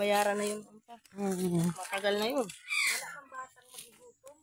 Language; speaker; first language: Filipino; native; Filipino